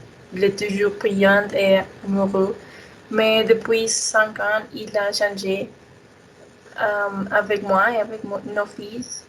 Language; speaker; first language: French; non-native, learner; Spanish